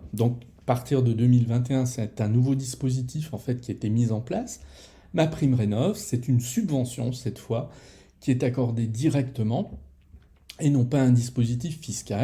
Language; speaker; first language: French; native; French